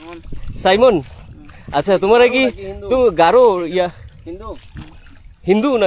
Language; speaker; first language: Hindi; non-native, learner; Bangla